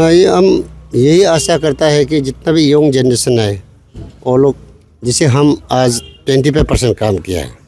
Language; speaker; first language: Hindi; non-native, local second language; Nyishi